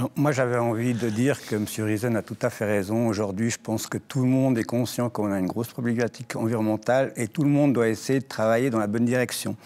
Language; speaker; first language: French; native; French